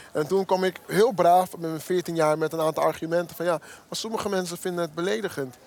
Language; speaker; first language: Dutch; early bilingual, other home language; Akan